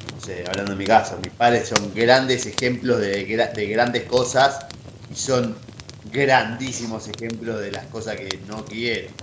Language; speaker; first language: Spanish; native; Spanish